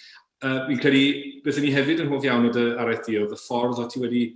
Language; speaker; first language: Welsh; native; Welsh